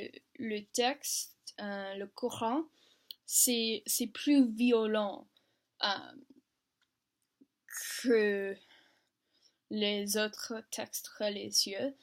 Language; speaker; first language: French; non-native, learner; English